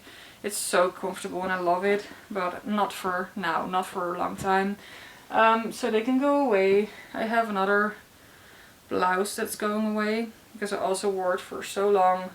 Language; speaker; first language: English; non-native, fluent; Dutch